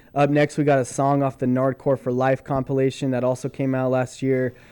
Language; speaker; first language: English; native; English